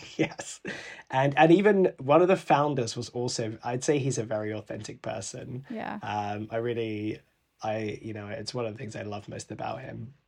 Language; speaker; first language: English; native; English